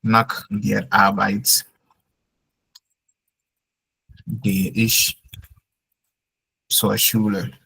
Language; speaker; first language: German; non-native, fluent; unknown